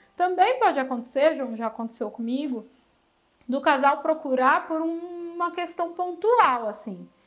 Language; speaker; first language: Portuguese; native; Portuguese